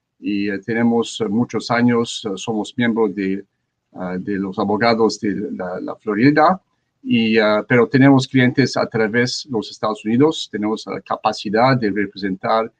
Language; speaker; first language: Spanish; non-native, learner; French